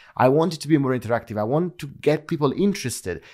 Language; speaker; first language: English; non-native, fluent; Italian